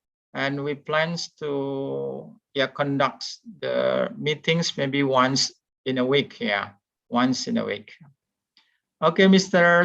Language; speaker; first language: English; non-native, fluent; Indonesian